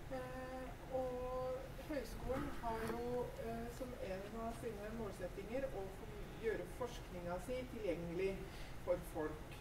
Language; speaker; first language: Norwegian; native; Norwegian